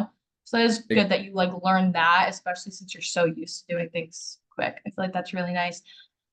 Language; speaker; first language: English; native; English